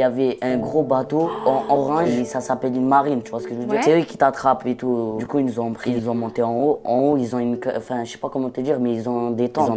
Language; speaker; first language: French; non-native, local second language; Arabic